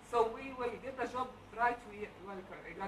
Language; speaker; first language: English; non-native, learner; Arabic